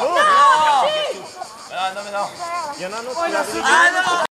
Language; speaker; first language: French; native; French